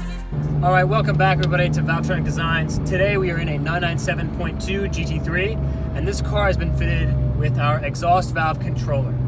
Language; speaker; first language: English; native; English